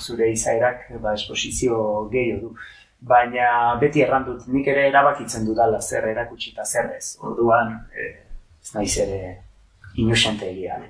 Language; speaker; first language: Basque; non-native, local second language; French